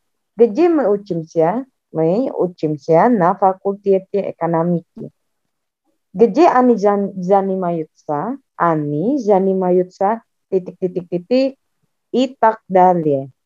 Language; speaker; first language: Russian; non-native, fluent; Indonesian